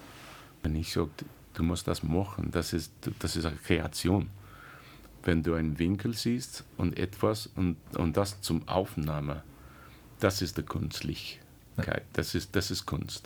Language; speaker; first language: German; non-native, learner; English